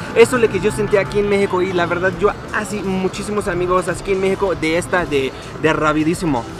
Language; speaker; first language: Spanish; non-native, learner; Arabic